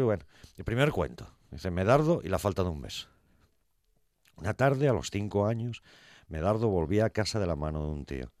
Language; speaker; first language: Spanish; native; Spanish